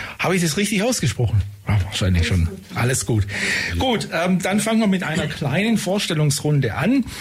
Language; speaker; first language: German; native; German